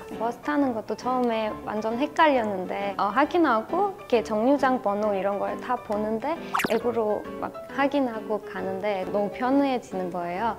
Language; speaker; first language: Korean; non-native, fluent; Persian